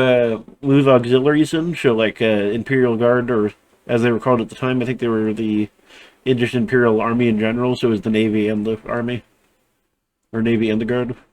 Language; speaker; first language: English; native; English